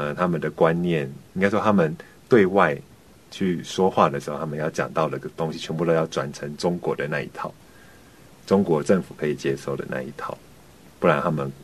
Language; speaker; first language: Chinese; native; Chinese